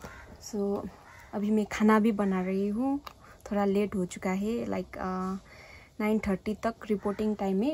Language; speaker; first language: Hindi; non-native, local second language; Nepali